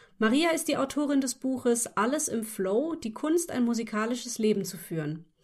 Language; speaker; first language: German; native; German